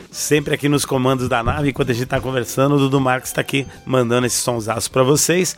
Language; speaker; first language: Portuguese; native; Portuguese